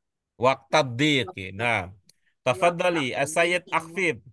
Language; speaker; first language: Arabic; non-native, learner; Indonesian